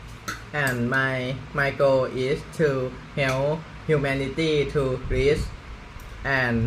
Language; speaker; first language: English; non-native, learner; Thai